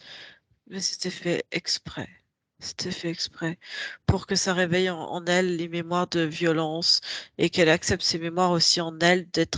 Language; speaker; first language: French; native; French